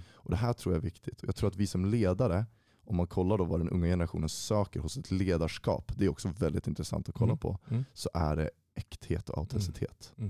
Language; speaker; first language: Swedish; native; Swedish